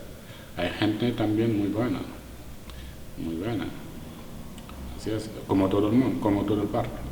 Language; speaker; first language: Spanish; non-native, learner; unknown